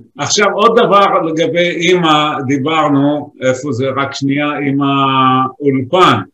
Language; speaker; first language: Hebrew; early bilingual, other home language; Arabic